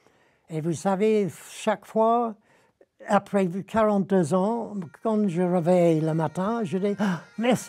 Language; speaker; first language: French; non-native, learner; English